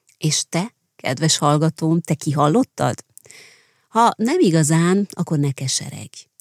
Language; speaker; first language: Hungarian; native; Hungarian